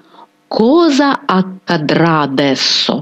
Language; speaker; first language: Italian; non-native, fluent; Ukrainian